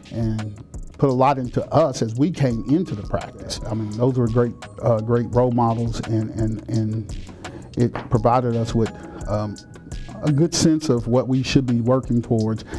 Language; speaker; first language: English; native; English